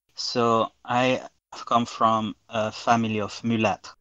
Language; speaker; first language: English; non-native, fluent; French